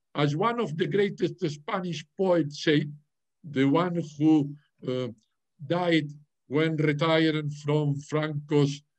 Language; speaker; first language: English; non-native, fluent; Catalan